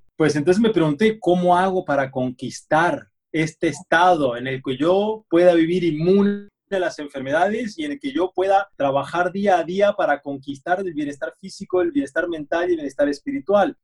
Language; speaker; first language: Spanish; native; Spanish